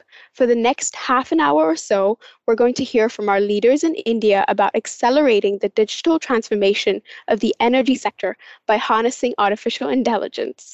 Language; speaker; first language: English; non-native, local second language; Cantonese